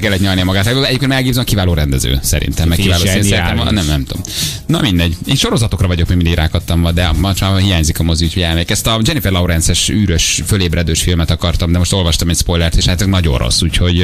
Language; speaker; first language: Hungarian; native; Hungarian